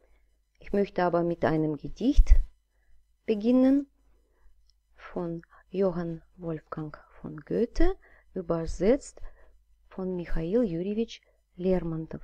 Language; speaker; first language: German; non-native, fluent; Russian